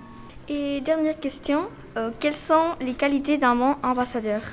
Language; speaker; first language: French; non-native, learner; Spanish